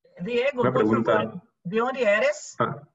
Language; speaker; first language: Spanish; non-native, learner; Portuguese